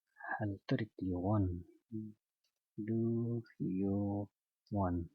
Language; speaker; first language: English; non-native, fluent; Indonesian